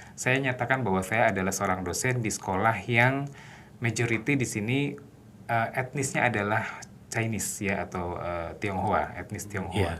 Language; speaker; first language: Indonesian; native; Indonesian